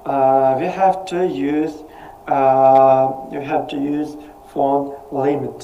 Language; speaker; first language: English; non-native, learner; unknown